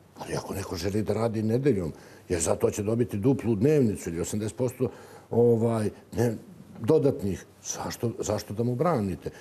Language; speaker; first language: Serbian; native; Serbian